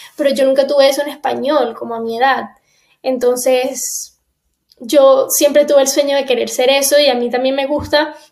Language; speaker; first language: Spanish; native; Spanish